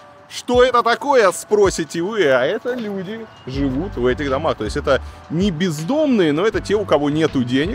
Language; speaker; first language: Russian; native; Russian